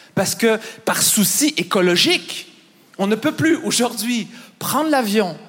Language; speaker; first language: French; native; French